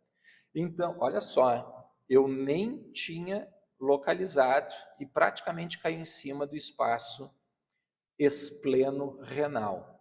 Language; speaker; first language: Portuguese; native; Portuguese